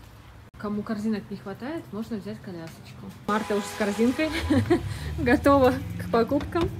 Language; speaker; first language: Russian; native; Russian